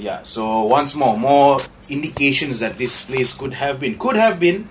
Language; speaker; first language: English; non-native, local second language; Malay